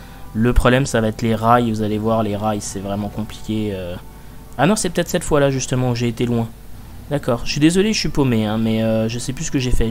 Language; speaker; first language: French; native; French